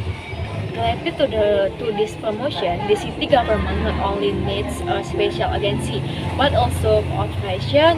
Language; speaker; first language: English; non-native, learner; Indonesian